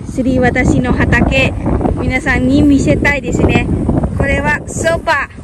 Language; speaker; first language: Japanese; non-native, learner; Lao